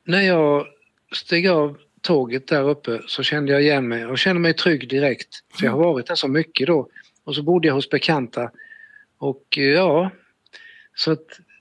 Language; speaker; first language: Swedish; native; Swedish